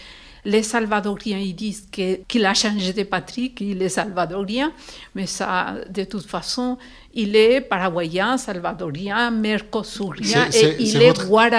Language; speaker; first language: French; non-native, fluent; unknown